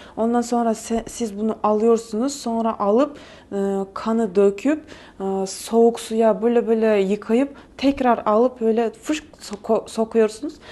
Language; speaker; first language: Turkish; non-native, fluent; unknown